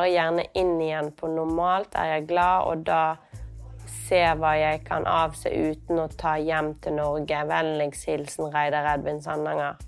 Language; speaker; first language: Norwegian; native; Norwegian